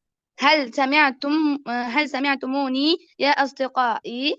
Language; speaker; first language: Arabic; non-native, learner; Uzbek